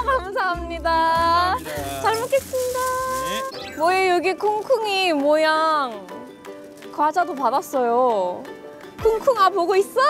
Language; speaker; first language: Korean; non-native, fluent; Indonesian